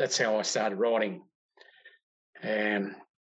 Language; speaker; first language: English; native; English